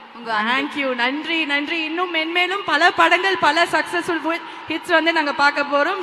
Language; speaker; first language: Tamil; native; Tamil